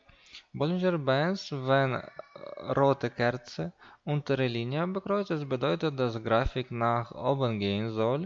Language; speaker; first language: German; non-native, learner; Russian